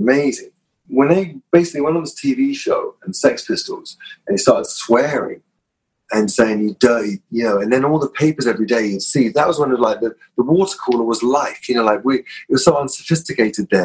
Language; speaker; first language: English; native; English